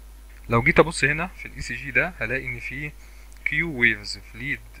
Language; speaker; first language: Arabic; native; Arabic